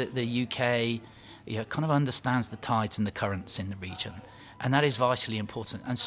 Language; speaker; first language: English; native; English